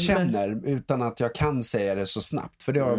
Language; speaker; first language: Swedish; native; Swedish